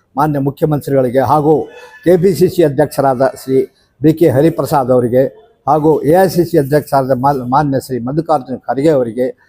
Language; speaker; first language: Kannada; non-native, local second language; Lambadi